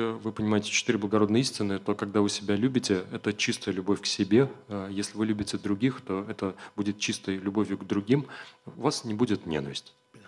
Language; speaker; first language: Russian; native; Russian